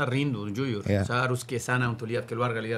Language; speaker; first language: Indonesian; non-native, learner; Spanish